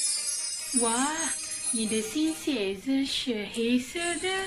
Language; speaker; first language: Chinese; non-native, learner; Malay